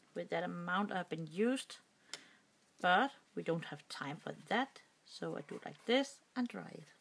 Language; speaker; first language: English; non-native, learner; Danish